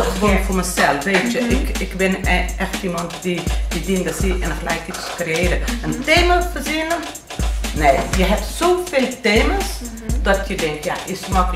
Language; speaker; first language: Dutch; non-native, learner; Portuguese